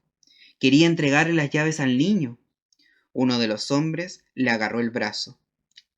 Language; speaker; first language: Spanish; native; Spanish